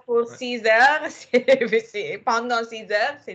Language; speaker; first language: French; non-native, learner; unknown